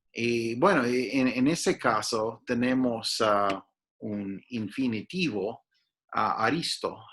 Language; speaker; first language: Spanish; non-native, fluent; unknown